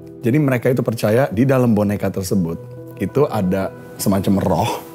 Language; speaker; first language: Indonesian; native; Indonesian